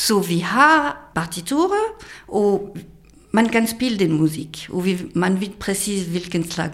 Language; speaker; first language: Danish; non-native, fluent; French